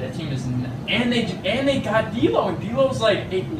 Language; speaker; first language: English; native; English